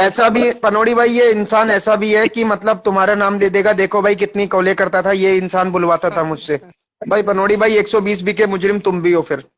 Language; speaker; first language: Hindi; native; Hindi